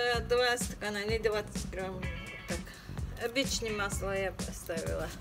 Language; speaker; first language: Russian; non-native, learner; Tajik